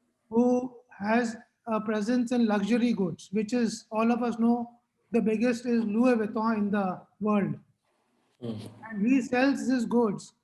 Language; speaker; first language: English; non-native, local second language; Hindi